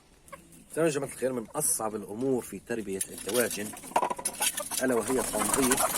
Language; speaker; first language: Arabic; native; Arabic